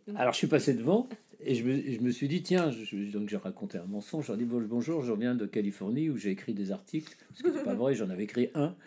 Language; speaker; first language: French; native; French